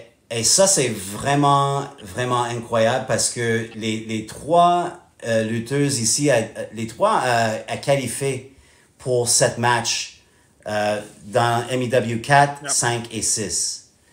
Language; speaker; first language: French; non-native, fluent; English